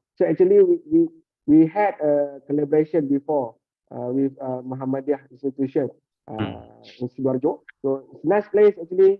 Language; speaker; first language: English; non-native, local second language; Malay